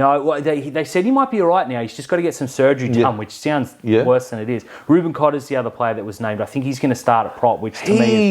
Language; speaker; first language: English; native; English